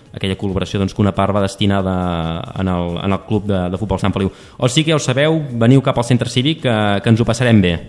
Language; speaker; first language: Catalan; native; Catalan